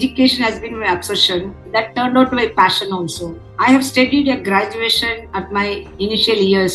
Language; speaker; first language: English; non-native, local second language; Tamil